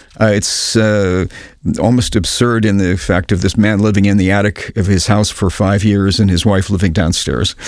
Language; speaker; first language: English; native; English